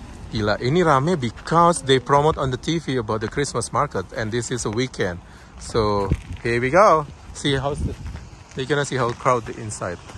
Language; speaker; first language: English; non-native, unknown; Indonesian